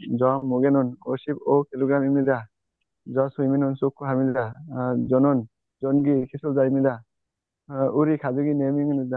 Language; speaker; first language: Korean; non-native, learner; Bangla